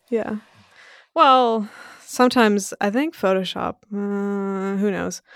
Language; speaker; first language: English; early bilingual, other home language; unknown